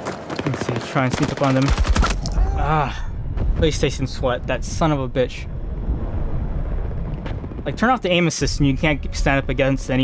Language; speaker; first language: English; native; English